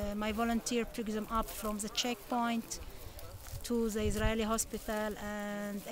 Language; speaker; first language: English; non-native, learner; Arabic